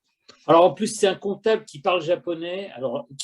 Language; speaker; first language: French; native; French